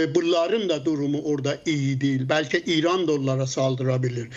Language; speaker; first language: Turkish; non-native, learner; Azerbaijani